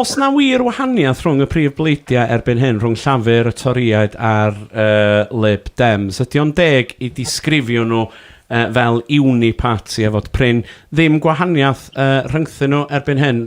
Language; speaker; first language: Welsh; native; Welsh